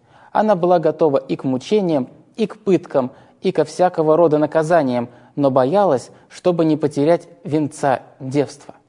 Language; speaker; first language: Russian; native; Russian